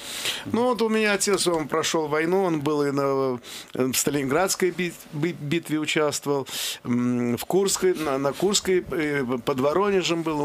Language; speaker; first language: Russian; non-native, local second language; Azerbaijani